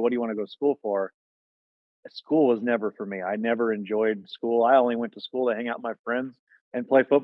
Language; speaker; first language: English; native; English